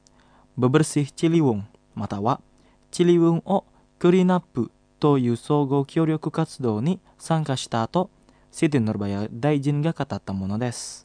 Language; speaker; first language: Japanese; non-native, fluent; Indonesian